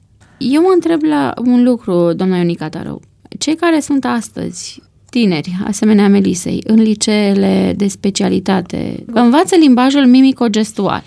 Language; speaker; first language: Romanian; native; Romanian